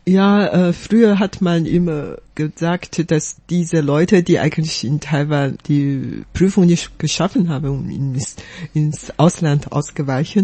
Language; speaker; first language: German; non-native, fluent; Chinese